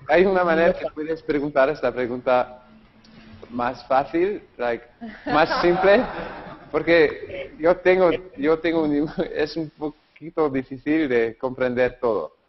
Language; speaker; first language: Spanish; non-native, learner; English